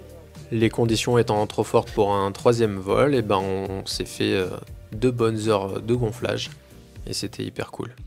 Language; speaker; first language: French; native; French